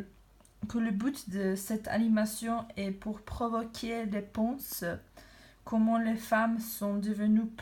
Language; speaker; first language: French; non-native, learner; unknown